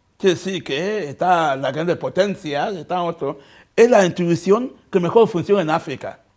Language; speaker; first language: Spanish; non-native, local second language; Fang